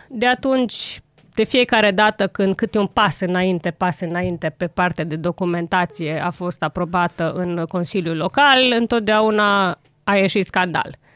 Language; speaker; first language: Romanian; native; Romanian